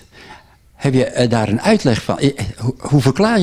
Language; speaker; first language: Dutch; native; Dutch